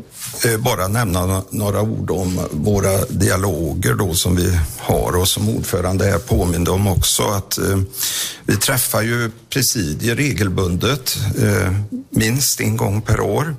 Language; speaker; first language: Swedish; native; Swedish